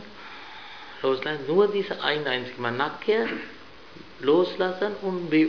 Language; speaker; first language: German; non-native, fluent; Sinhala